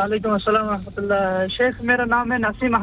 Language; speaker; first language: Hindi; non-native, fluent; Bangla